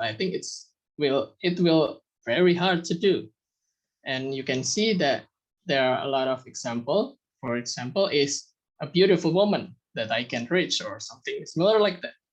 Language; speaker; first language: English; non-native, fluent; Indonesian